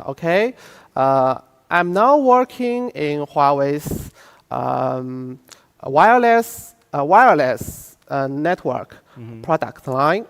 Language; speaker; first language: English; non-native, fluent; Chinese